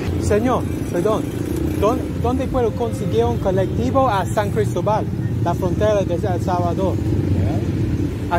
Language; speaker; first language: Spanish; non-native, learner; English